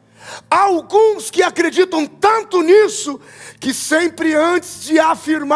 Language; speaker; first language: Portuguese; native; Portuguese